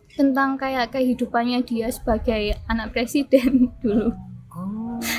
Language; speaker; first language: Indonesian; early bilingual, other home language; German